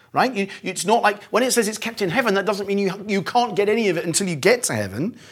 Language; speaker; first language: English; native; English